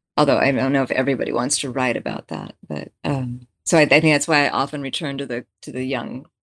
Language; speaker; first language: English; native; English